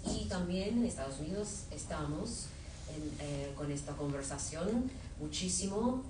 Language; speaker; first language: Spanish; non-native, fluent; English